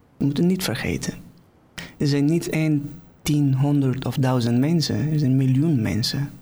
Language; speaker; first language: Dutch; non-native, fluent; Persian